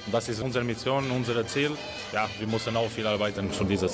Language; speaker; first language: German; non-native, learner; Portuguese